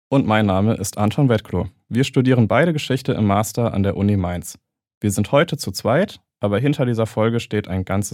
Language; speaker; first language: German; native; German